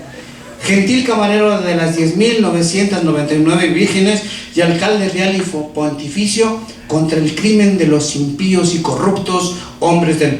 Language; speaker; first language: Spanish; native; Spanish